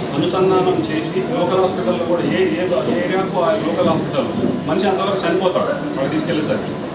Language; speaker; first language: Telugu; native; Telugu